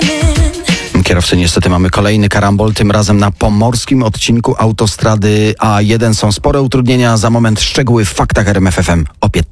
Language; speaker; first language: Polish; native; Polish